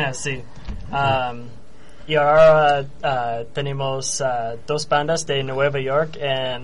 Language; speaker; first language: Spanish; non-native, learner; English